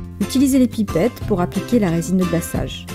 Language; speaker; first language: French; native; French